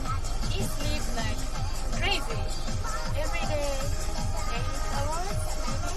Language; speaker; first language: English; non-native, learner; Japanese